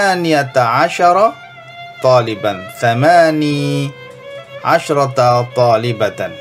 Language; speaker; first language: Arabic; non-native, fluent; Indonesian